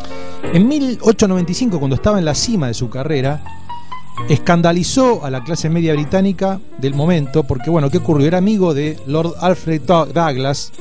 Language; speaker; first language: Spanish; native; Spanish